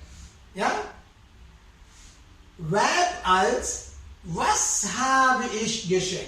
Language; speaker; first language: German; non-native, fluent; Sinhala